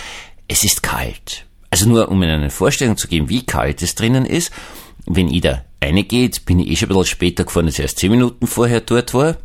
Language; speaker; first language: German; native; German